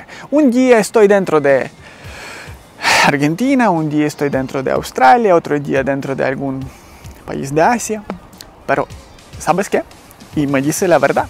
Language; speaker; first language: Spanish; non-native, learner; Ukrainian